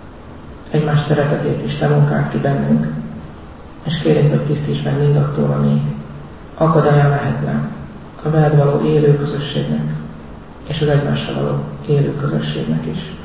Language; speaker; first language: Hungarian; native; Hungarian